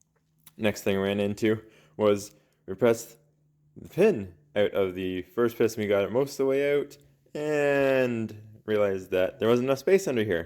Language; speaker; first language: English; native; English